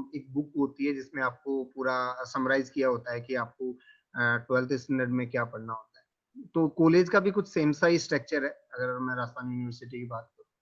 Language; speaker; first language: Hindi; native; Hindi